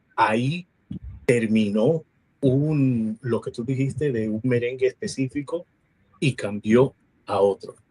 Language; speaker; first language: Spanish; early bilingual, heritage; Spanish